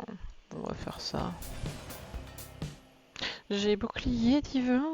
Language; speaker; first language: French; native; French